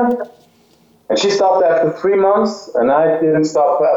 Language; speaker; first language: English; non-native, fluent; Swiss German